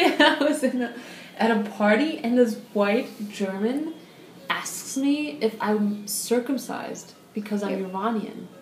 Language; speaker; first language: English; early bilingual, other home language; German